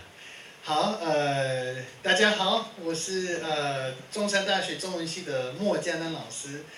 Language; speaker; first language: Chinese; non-native, fluent; English